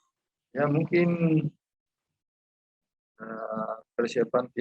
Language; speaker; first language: Indonesian; non-native, fluent; Spanish